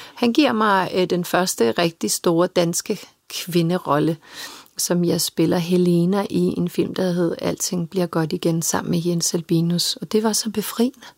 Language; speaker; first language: Danish; early bilingual, other home language; Serbian